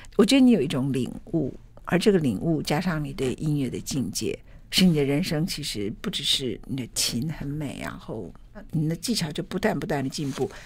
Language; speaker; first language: Chinese; native; Chinese